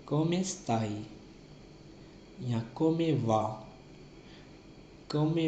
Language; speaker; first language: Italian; non-native, learner; Urdu